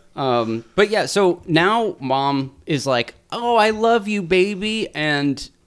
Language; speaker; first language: English; native; English